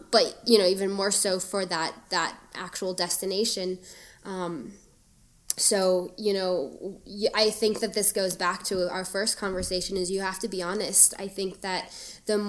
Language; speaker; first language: English; native; English